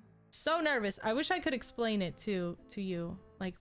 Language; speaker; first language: English; native; English